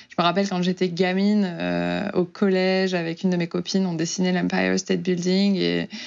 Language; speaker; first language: French; native; French